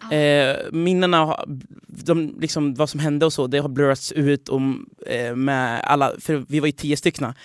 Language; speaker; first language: Swedish; non-native, fluent; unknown